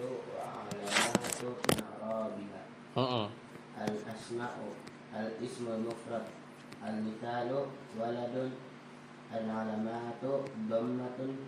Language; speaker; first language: Arabic; non-native, learner; Indonesian